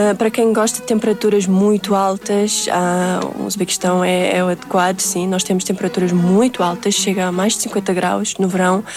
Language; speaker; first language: Portuguese; early bilingual, other home language; Uzbek